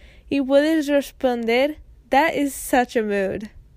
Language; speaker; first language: English; native; English